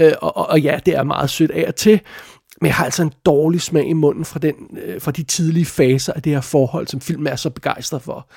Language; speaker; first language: Danish; native; Danish